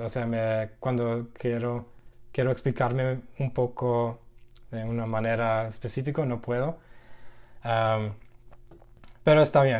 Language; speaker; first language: Spanish; non-native, learner; English